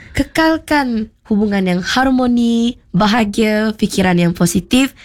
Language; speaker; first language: Malay; non-native, local second language; Iban